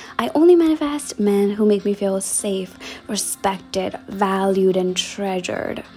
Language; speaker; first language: English; native; English